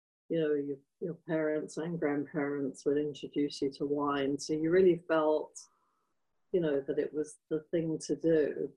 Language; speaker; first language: English; native; English